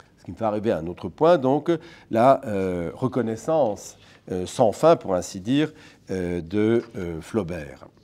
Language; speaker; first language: French; native; French